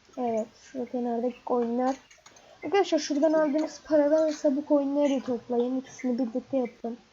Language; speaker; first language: Turkish; native; Turkish